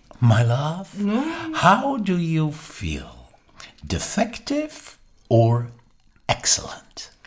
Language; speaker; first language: English; non-native, learner; German